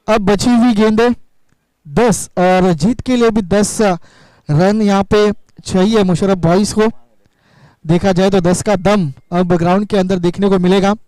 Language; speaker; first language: Hindi; non-native, local second language; Marathi